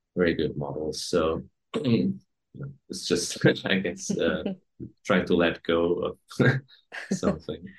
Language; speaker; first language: English; non-native, fluent; Hungarian